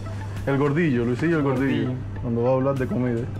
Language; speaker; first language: Spanish; native; Spanish